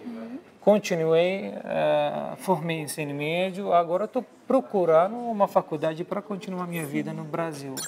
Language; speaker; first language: Portuguese; non-native, learner; Arabic